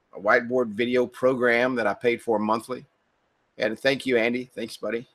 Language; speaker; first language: English; native; English